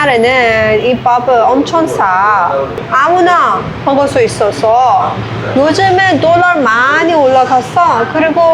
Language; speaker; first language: Korean; non-native, learner; Persian